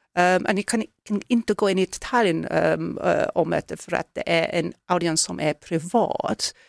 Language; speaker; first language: Swedish; non-native, fluent; English